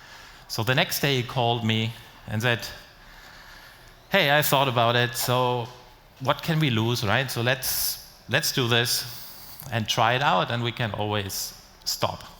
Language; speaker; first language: English; non-native, fluent; German